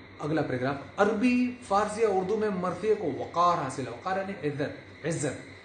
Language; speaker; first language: Urdu; native; Urdu